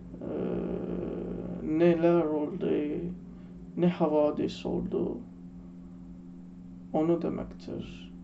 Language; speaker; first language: Turkish; non-native, learner; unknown